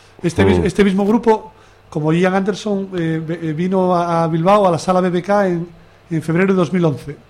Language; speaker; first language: Spanish; native; Spanish